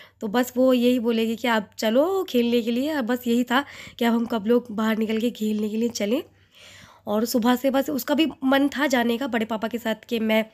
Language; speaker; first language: Hindi; native; Hindi